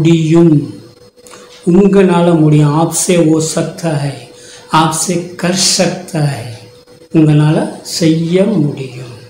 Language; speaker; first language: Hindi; non-native, local second language; Tamil